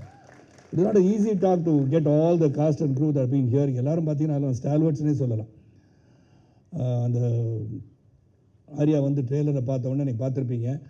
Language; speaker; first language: Tamil; native; Tamil